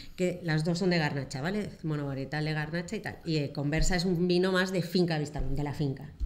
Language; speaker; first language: Spanish; native; Spanish